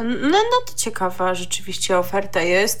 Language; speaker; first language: Polish; native; Polish